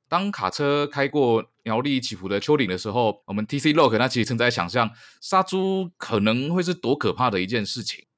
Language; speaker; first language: Chinese; native; Chinese